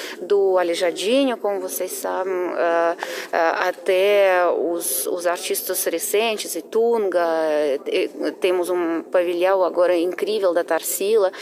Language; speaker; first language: Portuguese; non-native, fluent; Russian